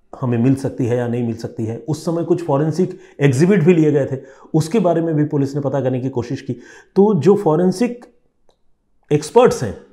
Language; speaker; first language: Hindi; non-native, local second language; Bangla